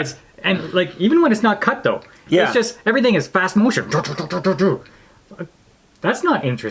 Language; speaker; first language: English; native; English